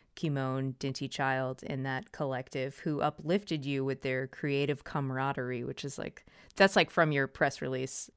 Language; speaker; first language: English; native; English